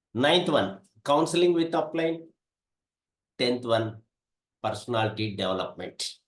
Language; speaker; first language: English; non-native, local second language; Telugu